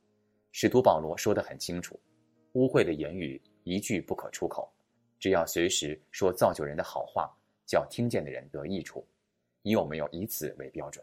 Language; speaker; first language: Chinese; native; Chinese